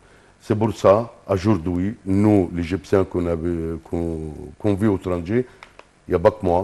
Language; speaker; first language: French; non-native, fluent; Arabic